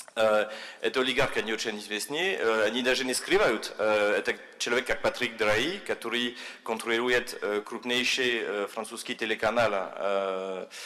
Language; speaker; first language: Russian; non-native, fluent; French